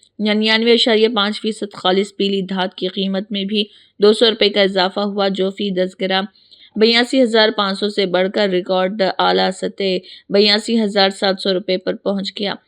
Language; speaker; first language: Urdu; native; Urdu